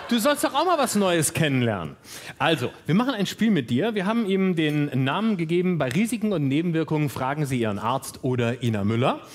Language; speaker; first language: German; native; German